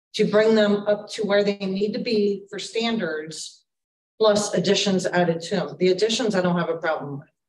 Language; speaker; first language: English; native; English